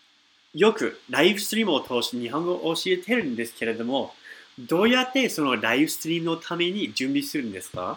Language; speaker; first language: Japanese; non-native, fluent; English